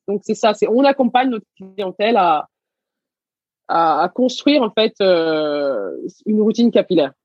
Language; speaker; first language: French; early bilingual, other home language; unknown